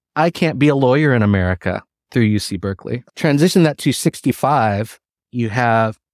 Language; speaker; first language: English; early bilingual, other home language; Filipino